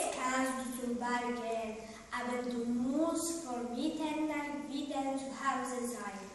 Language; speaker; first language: German; non-native, learner; Polish